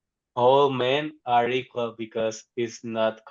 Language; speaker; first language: English; non-native, learner; Spanish